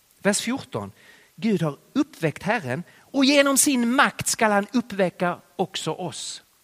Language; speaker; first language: Swedish; native; Swedish